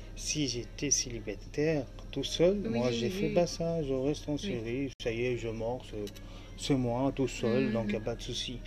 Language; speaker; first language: French; non-native, fluent; Arabic